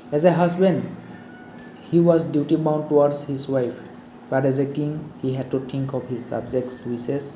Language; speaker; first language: English; non-native, local second language; Assamese